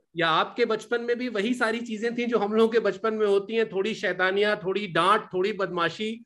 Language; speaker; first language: Hindi; native; Hindi